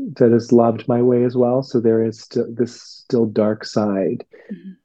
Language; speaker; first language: English; non-native, local second language; Cantonese